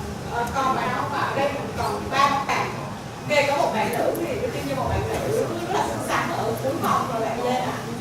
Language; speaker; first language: Vietnamese; native; Vietnamese